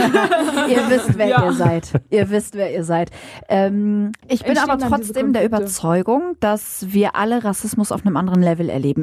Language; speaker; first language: German; early bilingual, other home language; Arabic